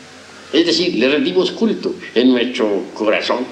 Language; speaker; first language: Spanish; native; Spanish